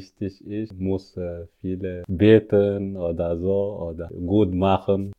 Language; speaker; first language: German; non-native, learner; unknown